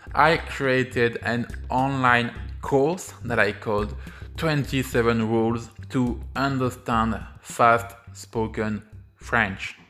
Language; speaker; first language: English; non-native, fluent; French